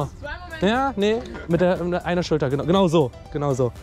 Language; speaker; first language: German; native; German